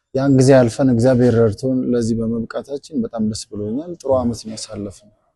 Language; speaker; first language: Amharic; non-native, local second language; Sidamo